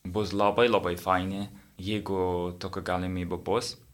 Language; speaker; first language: Lithuanian; non-native, fluent; Dutch